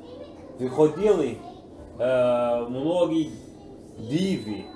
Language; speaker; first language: Russian; non-native, learner; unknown